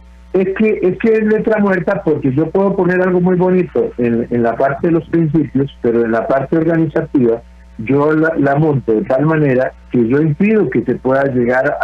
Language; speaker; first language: Spanish; native; Spanish